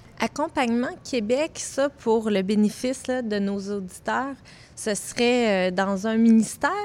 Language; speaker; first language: French; native; French